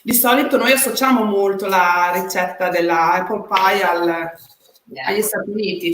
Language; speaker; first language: Italian; native; Italian